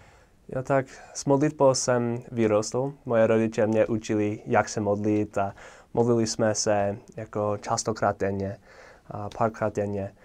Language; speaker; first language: Czech; non-native, fluent; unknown